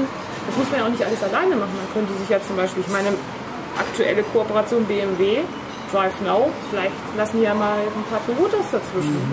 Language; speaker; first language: German; native; German